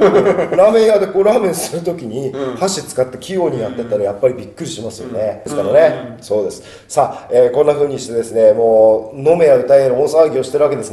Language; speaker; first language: Japanese; native; Japanese